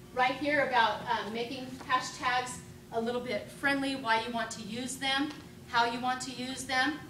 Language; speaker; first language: English; native; English